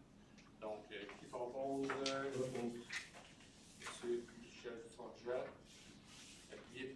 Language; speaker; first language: French; native; French